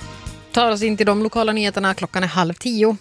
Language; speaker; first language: Swedish; native; Swedish